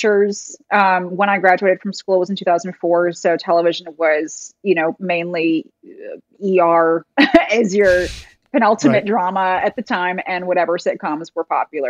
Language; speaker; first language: English; native; English